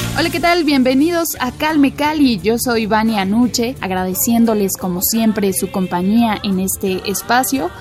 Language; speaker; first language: Spanish; native; Spanish